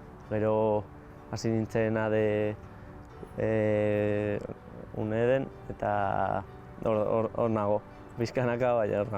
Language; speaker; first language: Basque; non-native, local second language; Spanish